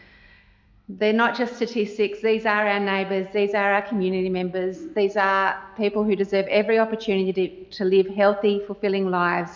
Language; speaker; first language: English; native; English